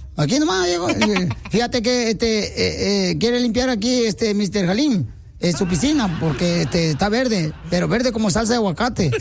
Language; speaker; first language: Spanish; native; Spanish